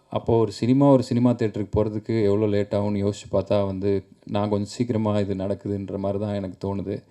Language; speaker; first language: Tamil; native; Tamil